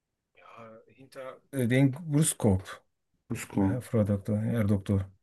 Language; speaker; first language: German; non-native, learner; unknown